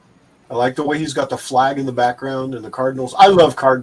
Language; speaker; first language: English; native; English